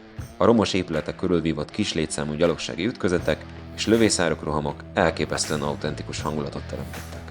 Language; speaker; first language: Hungarian; native; Hungarian